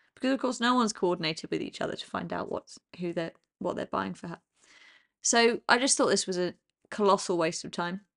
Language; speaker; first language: English; native; English